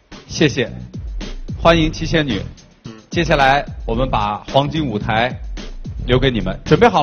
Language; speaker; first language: Chinese; native; Chinese